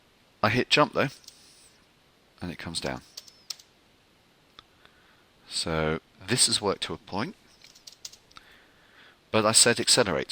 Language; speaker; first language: English; native; English